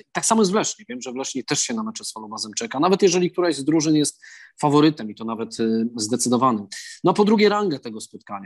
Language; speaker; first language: Polish; native; Polish